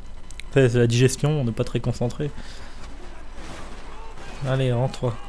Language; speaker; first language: French; native; French